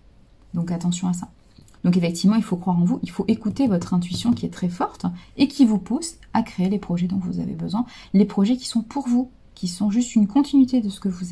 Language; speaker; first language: French; native; French